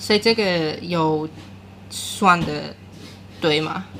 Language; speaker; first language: Chinese; non-native, learner; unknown